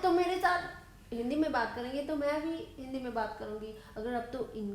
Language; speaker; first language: Hindi; non-native, learner; English